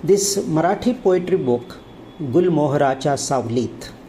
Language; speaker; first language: English; non-native, local second language; Marathi